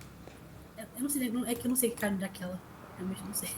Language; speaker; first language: Portuguese; native; Portuguese